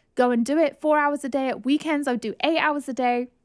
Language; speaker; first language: English; native; English